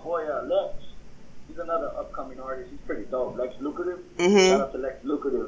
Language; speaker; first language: English; early bilingual, other home language; Spanish